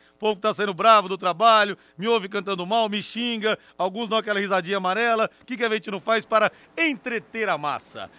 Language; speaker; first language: Portuguese; native; Portuguese